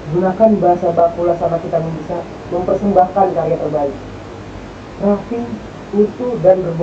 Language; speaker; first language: Indonesian; native; Indonesian